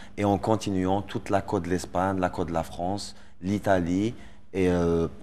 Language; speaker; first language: French; non-native, local second language; Arabic